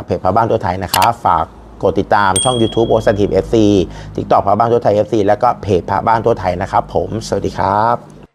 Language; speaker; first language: Thai; native; Thai